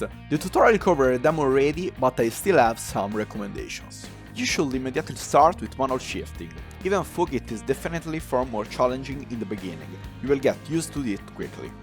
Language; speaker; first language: English; non-native, fluent; German